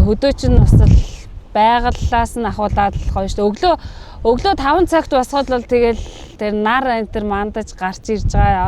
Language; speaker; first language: Mongolian; native; Mongolian